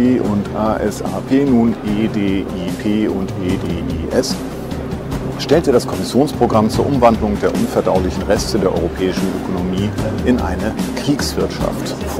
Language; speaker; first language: German; native; German